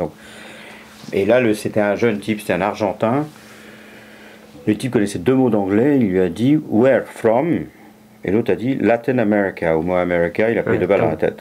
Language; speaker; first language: French; native; French